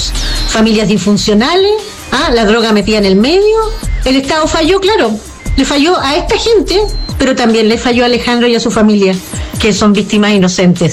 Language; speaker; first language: Spanish; native; Spanish